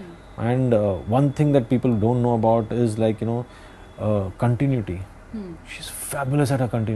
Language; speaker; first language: English; non-native, local second language; Hindi